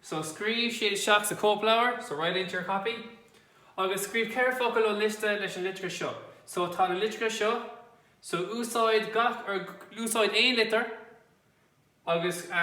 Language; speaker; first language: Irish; non-native, local second language; English